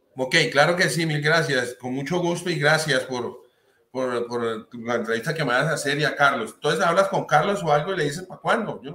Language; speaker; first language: Spanish; native; Spanish